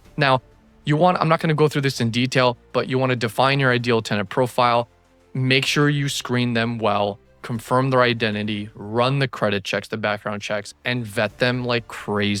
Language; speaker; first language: English; native; English